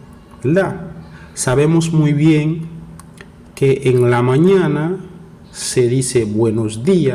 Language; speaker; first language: Spanish; non-native, fluent; Haitian Creole